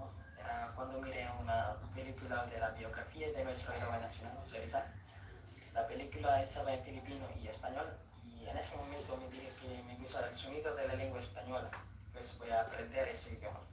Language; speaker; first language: Spanish; non-native, learner; Filipino